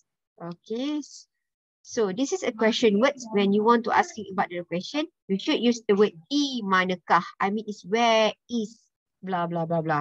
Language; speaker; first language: English; non-native, local second language; Malay